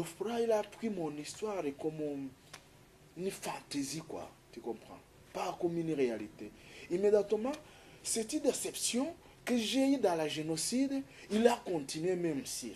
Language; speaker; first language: French; non-native, fluent; Kinyarwanda